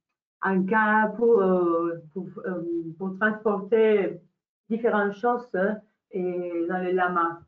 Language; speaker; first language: French; non-native, learner; Spanish